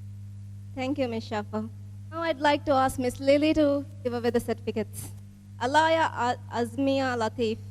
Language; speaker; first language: English; non-native, local second language; Divehi